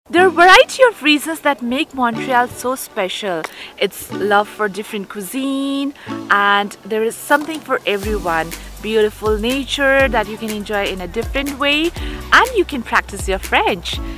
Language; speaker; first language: English; non-native, local second language; Hindi